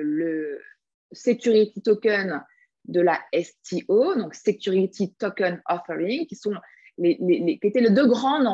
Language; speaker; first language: French; native; French